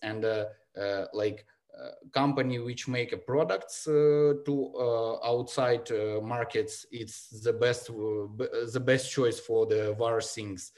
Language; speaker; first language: English; non-native, learner; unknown